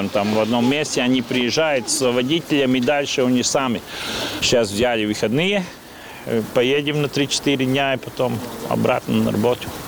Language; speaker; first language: Russian; non-native, fluent; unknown